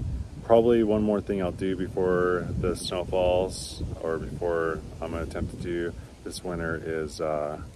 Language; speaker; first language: English; native; English